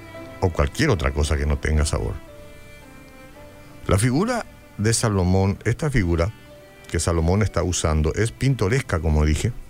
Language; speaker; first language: Spanish; native; Spanish